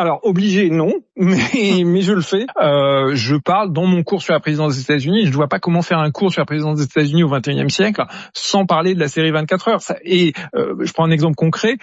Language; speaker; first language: French; native; French